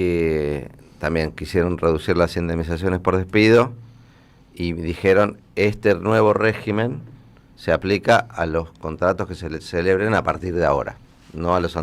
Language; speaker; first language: Spanish; native; Spanish